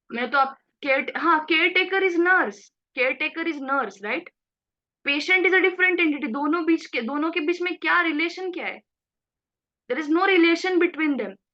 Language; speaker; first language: Hindi; non-native, local second language; Marathi